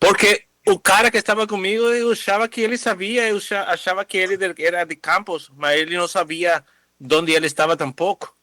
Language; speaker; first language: Portuguese; non-native, learner; Spanish